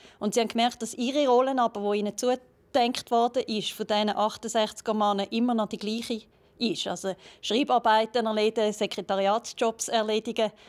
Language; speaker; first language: German; native; German